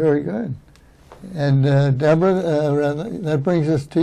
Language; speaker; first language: English; native; English